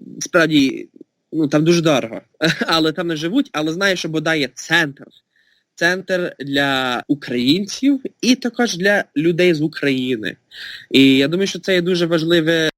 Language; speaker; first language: Ukrainian; early bilingual, heritage; Ukrainian